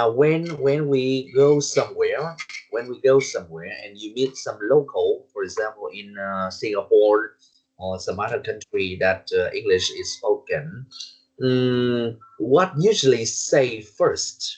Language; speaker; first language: English; non-native, learner; Vietnamese